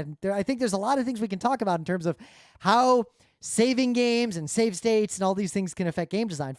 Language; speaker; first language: English; native; English